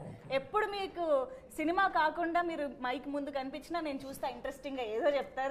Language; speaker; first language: Telugu; native; Telugu